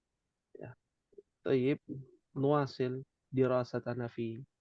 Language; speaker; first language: Arabic; non-native, fluent; Indonesian